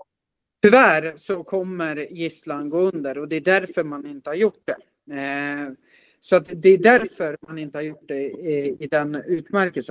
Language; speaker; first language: Swedish; native; Swedish